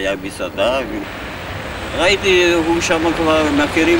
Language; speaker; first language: Hebrew; non-native, fluent; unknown